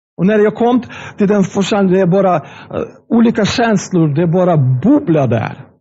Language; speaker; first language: Swedish; non-native, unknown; Russian